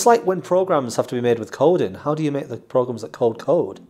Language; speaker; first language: English; native; English